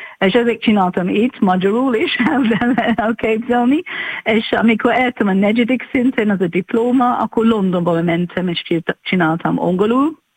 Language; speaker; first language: Hungarian; non-native, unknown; English